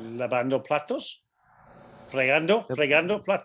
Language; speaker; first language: Spanish; non-native, fluent; English